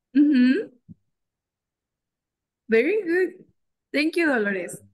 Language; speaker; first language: English; non-native, fluent; Spanish